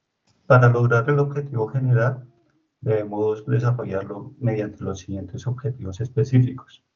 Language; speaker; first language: Spanish; native; Spanish